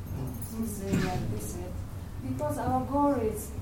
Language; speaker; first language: English; non-native, learner; Japanese